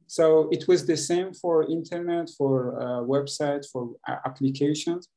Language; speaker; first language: English; non-native, fluent; Persian